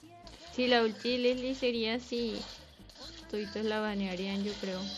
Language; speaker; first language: Spanish; native; Spanish